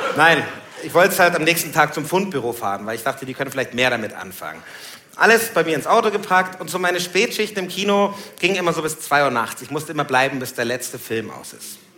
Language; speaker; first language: German; early bilingual, other home language; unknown